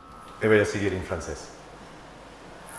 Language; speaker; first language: Spanish; non-native, learner; French